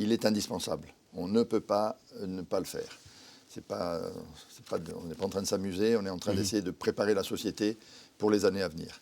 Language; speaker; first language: French; native; French